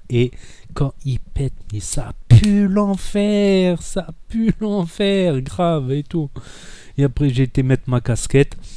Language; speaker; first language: French; native; French